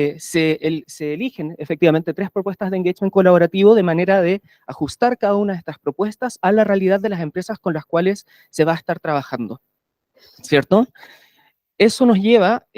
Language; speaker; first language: Spanish; native; Spanish